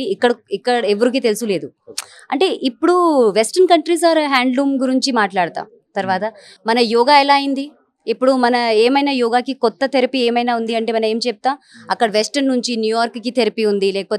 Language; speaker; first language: Telugu; non-native, learner; Hindi